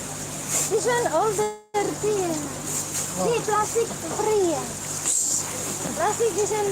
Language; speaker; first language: English; non-native, learner; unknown